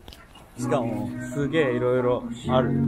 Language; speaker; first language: Japanese; native; Japanese